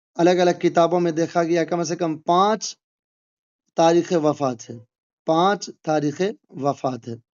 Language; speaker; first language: Urdu; native; Urdu